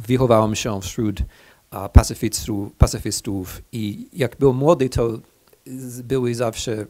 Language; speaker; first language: Polish; non-native, fluent; English